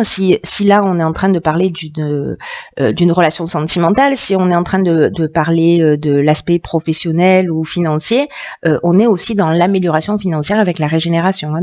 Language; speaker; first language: French; native; French